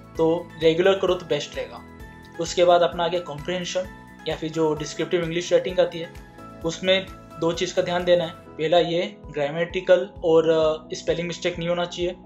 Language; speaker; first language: Hindi; native; Hindi